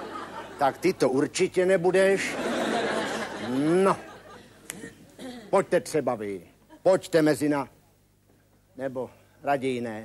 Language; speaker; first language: Czech; native; Czech